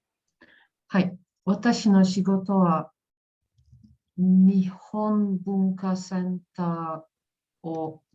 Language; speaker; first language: Japanese; non-native, learner; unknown